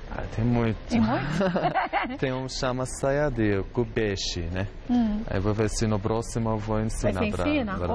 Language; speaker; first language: Portuguese; non-native, learner; Arabic